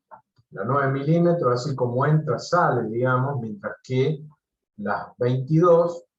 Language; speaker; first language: Spanish; native; Spanish